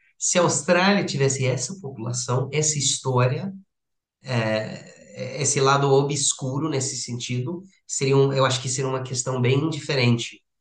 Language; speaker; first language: Portuguese; non-native, fluent; English